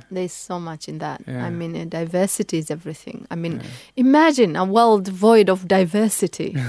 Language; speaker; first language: English; non-native, local second language; Somali